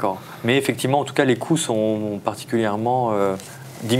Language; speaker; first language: French; native; French